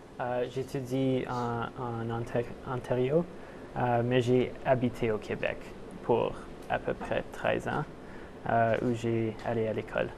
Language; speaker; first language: French; non-native, local second language; English